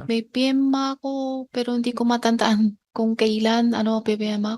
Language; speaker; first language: Filipino; non-native, learner; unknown